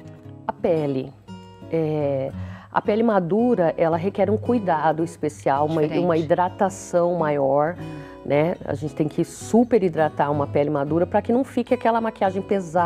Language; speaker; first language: Portuguese; native; Portuguese